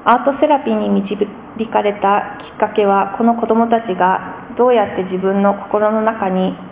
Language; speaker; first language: Japanese; non-native, fluent; English